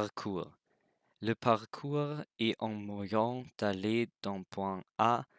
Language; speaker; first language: French; non-native, learner; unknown